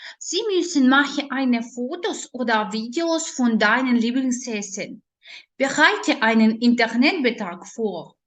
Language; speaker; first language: German; non-native, learner; Ukrainian